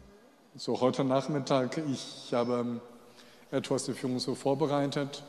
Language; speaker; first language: German; non-native, fluent; Chinese